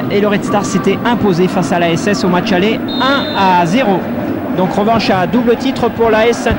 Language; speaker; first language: French; native; French